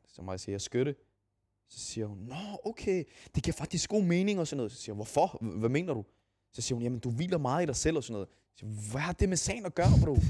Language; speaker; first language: Danish; early bilingual, other home language; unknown